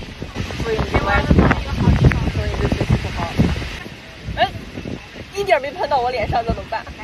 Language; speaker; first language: Chinese; native; Chinese